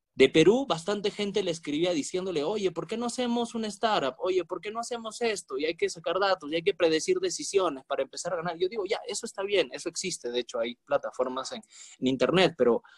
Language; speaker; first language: Spanish; native; Spanish